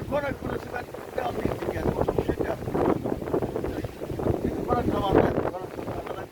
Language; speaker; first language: Turkish; native; Turkish